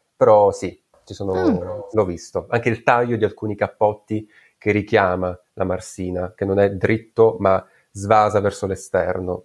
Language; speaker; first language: Italian; native; Italian